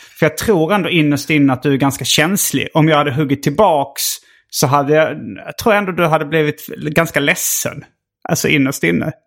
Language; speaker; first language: Swedish; native; Swedish